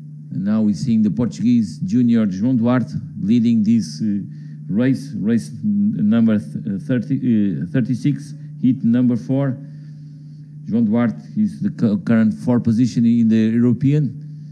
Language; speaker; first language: English; non-native, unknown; Portuguese